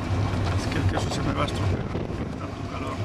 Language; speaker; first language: Spanish; native; Spanish